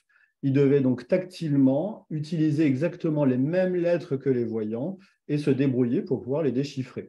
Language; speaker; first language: French; native; French